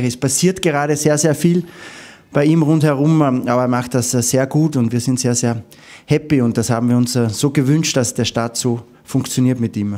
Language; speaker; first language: German; native; German